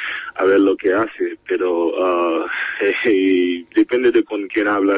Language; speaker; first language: Spanish; non-native, fluent; Haitian Creole